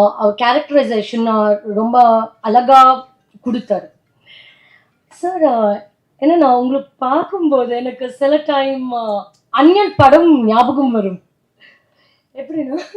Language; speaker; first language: Tamil; non-native, learner; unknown